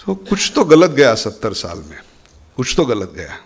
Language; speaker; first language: Hindi; non-native, local second language; Marathi